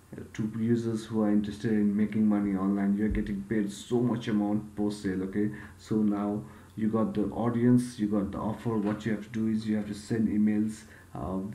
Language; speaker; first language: English; non-native, local second language; Nepali